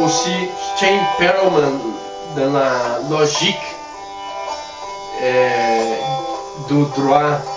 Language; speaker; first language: French; non-native, learner; Spanish